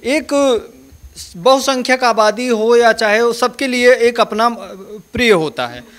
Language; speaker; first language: Hindi; native; Hindi